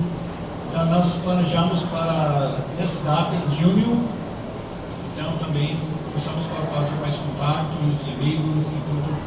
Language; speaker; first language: Portuguese; non-native, fluent; English